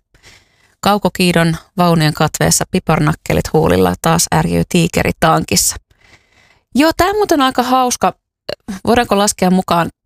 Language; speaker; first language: Finnish; native; Finnish